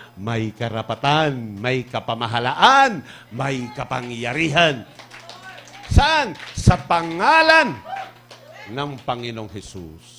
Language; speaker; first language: Filipino; non-native, local second language; Cebuano